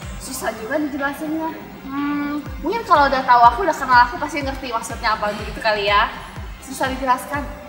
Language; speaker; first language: Indonesian; native; Indonesian